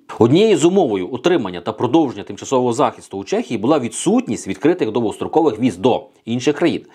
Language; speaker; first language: Ukrainian; native; Ukrainian